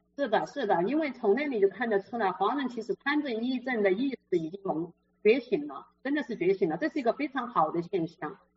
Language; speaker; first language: Chinese; native; Chinese